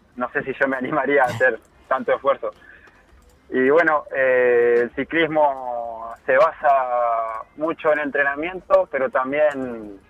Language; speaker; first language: Spanish; native; Spanish